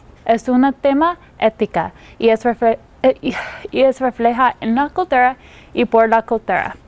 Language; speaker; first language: Spanish; non-native, learner; English